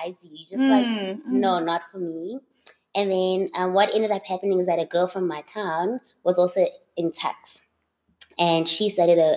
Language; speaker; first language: English; non-native, local second language; Zulu